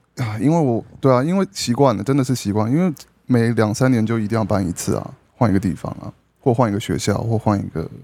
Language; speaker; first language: Chinese; early bilingual, heritage; Chinese